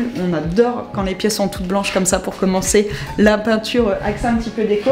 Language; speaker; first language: French; native; French